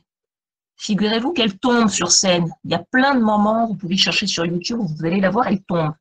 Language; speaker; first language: French; native; French